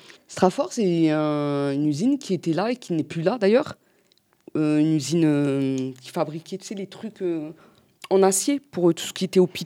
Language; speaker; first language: French; native; French